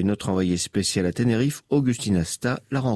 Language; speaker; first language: French; native; French